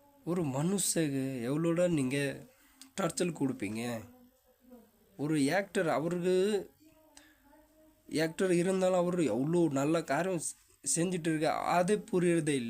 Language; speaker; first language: Tamil; non-native, fluent; Nepali